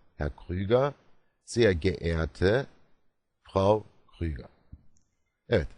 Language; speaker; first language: German; non-native, fluent; Turkish